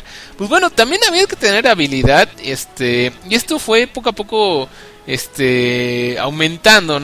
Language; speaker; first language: Spanish; native; Spanish